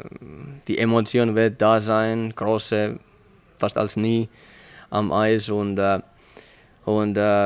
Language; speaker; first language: German; non-native, learner; Finnish